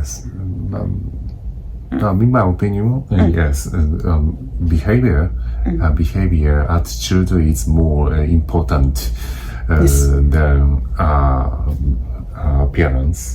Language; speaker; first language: English; non-native, learner; Japanese